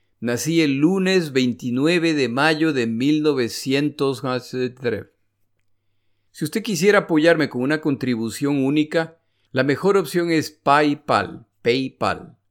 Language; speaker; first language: Spanish; native; Spanish